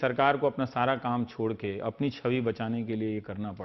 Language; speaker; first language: Hindi; native; Hindi